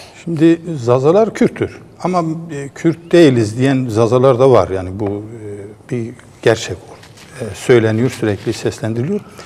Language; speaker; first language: Turkish; non-native, local second language; Kurdish